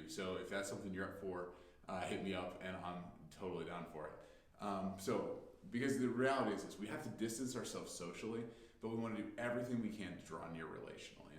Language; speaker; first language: English; native; English